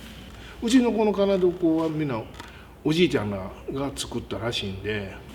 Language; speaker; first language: Japanese; native; Japanese